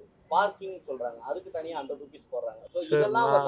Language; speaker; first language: Tamil; native; Tamil